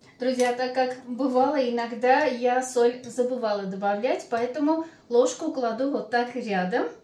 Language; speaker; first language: Russian; non-native, local second language; Armenian